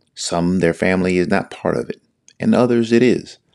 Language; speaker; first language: English; native; English